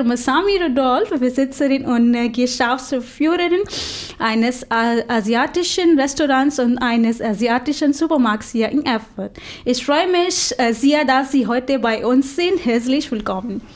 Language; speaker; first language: German; non-native, fluent; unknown